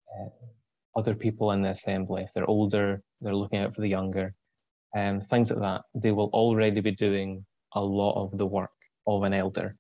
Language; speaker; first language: English; native; English